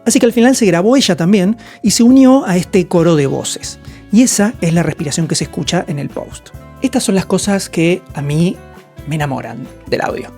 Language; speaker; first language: Spanish; native; Spanish